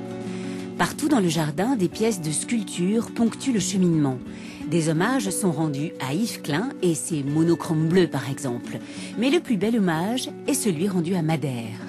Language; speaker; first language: French; native; French